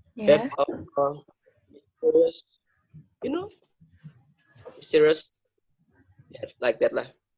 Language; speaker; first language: English; non-native, learner; Indonesian